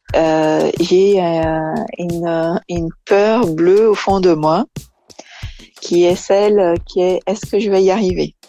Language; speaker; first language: French; non-native, fluent; Portuguese